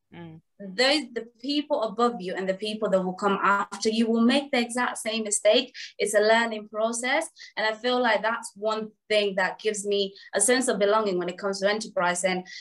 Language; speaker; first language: English; native; English